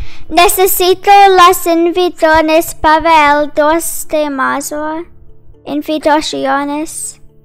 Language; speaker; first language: Spanish; non-native, learner; English